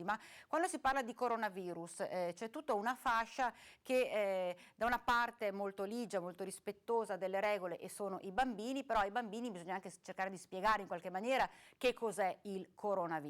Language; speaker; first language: Italian; native; Italian